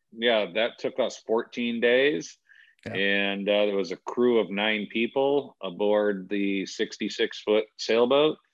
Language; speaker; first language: English; native; English